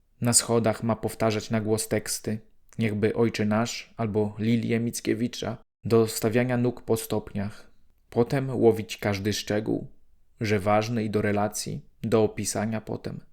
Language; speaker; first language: Polish; native; Polish